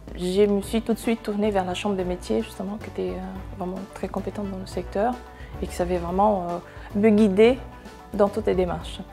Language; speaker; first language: French; non-native, fluent; Portuguese